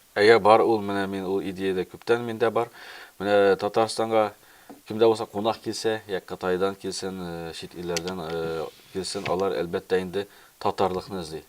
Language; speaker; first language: Tatar; early bilingual, heritage; Tatar